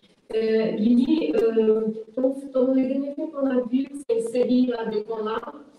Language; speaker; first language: French; non-native, fluent; Portuguese